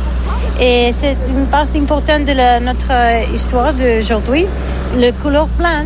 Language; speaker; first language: French; non-native, learner; Catalan